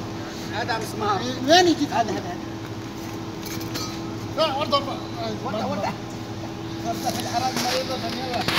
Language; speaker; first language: Arabic; non-native, learner; Hindi